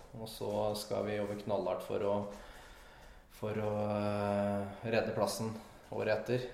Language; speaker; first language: Norwegian; native; Norwegian